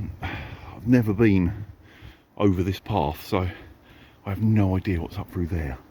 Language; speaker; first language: English; native; English